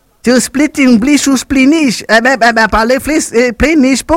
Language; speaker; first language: French; native; French